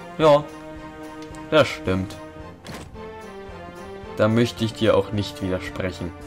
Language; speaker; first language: German; native; German